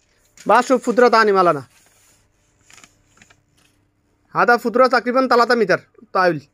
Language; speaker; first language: Arabic; non-native, learner; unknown